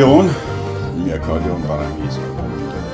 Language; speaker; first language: Spanish; non-native, learner; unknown